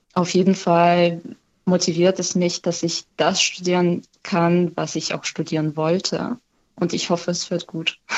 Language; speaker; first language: German; non-native, fluent; Ukrainian